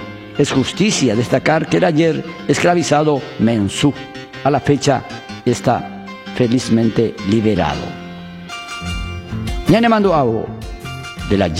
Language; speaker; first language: Spanish; native; Spanish